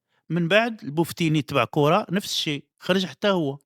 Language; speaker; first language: Arabic; native; Arabic